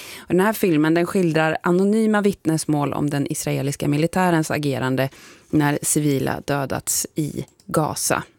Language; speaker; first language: Swedish; native; Swedish